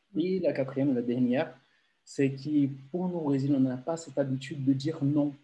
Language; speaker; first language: French; non-native, fluent; Portuguese